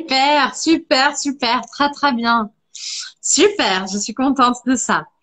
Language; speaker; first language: French; non-native, fluent; Portuguese